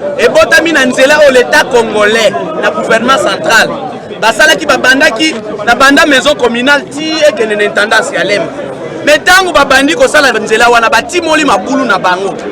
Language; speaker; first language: Lingala; native; Lingala